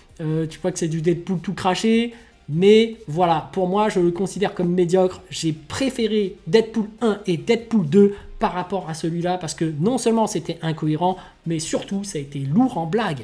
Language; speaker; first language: French; native; French